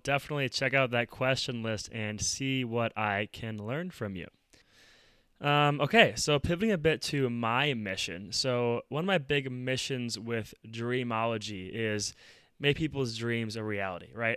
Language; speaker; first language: English; native; English